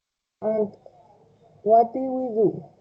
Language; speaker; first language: English; non-native, fluent; Spanish